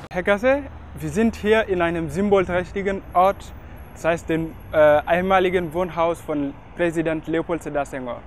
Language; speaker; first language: German; non-native, fluent; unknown